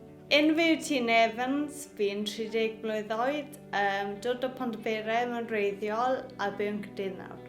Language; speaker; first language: Welsh; native; Welsh